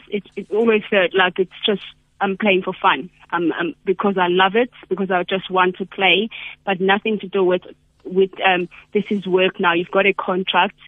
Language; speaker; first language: English; non-native, local second language; Zulu